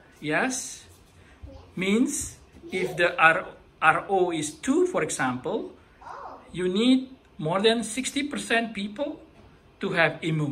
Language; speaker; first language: English; non-native, fluent; Indonesian